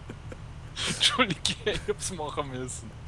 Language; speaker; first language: German; native; German